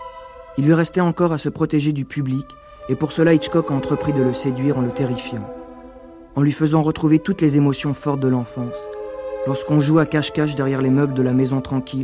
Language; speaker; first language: French; native; French